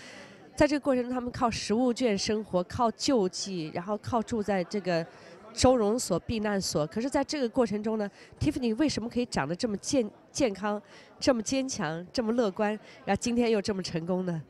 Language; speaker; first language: Chinese; native; Chinese